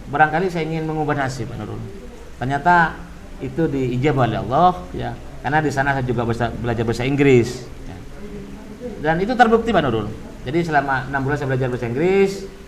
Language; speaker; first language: Indonesian; non-native, local second language; Madurese